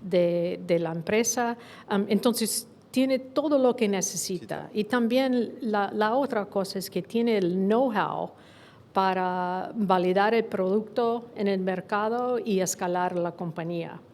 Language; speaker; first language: Spanish; non-native, fluent; English